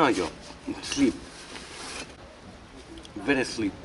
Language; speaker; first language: English; non-native, learner; Arabic